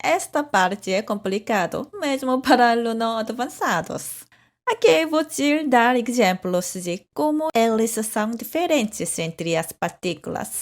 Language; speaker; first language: Portuguese; non-native, fluent; Korean